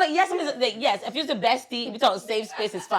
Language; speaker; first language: English; native; English